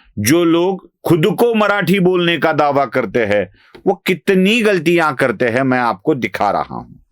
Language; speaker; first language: Hindi; non-native, local second language; Marathi